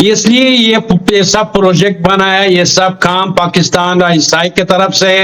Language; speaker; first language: Hindi; non-native, learner; Pashto